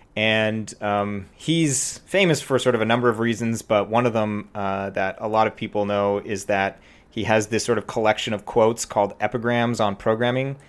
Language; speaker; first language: English; native; English